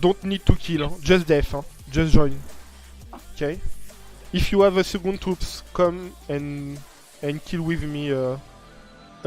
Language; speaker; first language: English; non-native, learner; French